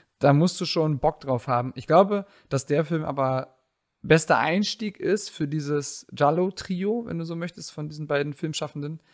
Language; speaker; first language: German; native; German